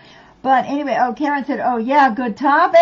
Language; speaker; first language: English; native; English